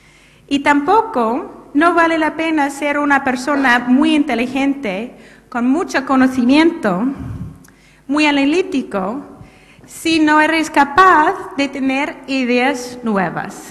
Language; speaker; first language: Spanish; non-native, fluent; English